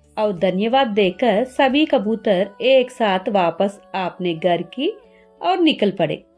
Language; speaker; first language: Hindi; non-native, learner; Telugu